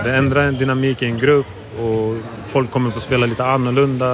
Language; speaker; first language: Swedish; native; Swedish